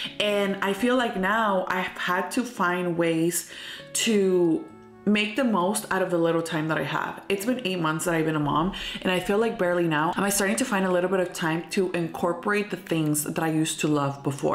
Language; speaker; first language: English; early bilingual, other home language; Spanish